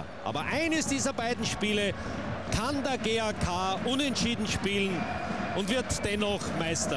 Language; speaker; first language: German; native; German